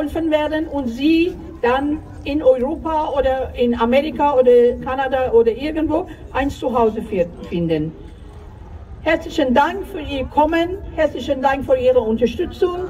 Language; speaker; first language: German; non-native, fluent; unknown